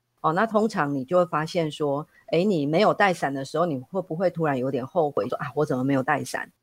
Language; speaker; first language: Chinese; native; Chinese